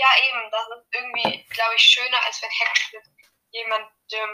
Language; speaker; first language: German; native; German